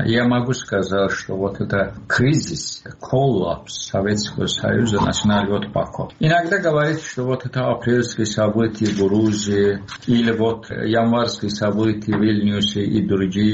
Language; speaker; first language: Russian; non-native, local second language; Azerbaijani